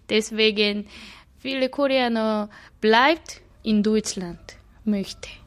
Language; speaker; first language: German; non-native, learner; Korean